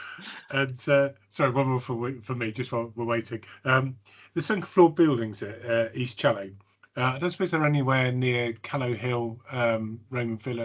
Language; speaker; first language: English; native; English